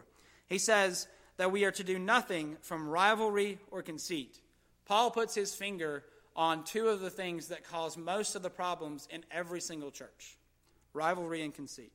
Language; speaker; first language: English; native; English